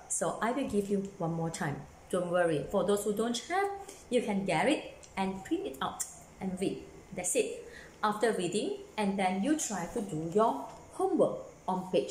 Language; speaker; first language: English; non-native, local second language; Chinese